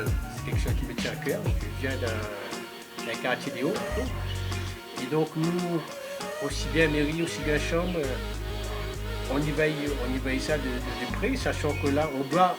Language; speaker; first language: French; native; French